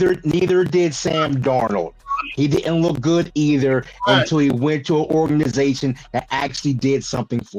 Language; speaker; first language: English; native; English